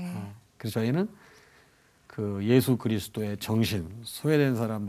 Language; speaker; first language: Korean; native; Korean